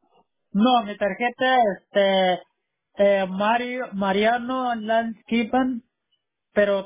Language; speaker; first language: Spanish; non-native, local second language; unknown